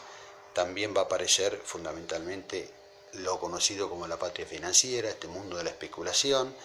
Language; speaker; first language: Spanish; native; Spanish